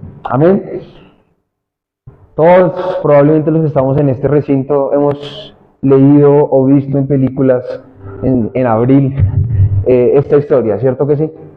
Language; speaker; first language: Spanish; native; Spanish